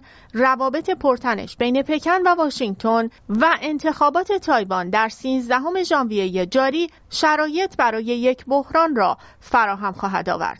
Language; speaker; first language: Persian; native; Persian